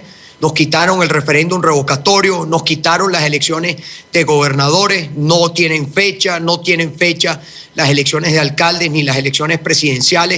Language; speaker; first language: Spanish; native; Spanish